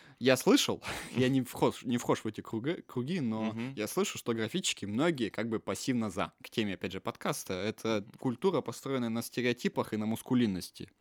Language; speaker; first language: Russian; native; Russian